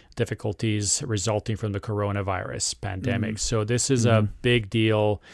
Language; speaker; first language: English; non-native, fluent; Serbian